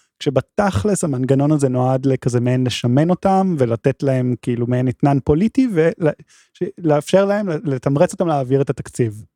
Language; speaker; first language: Hebrew; native; Hebrew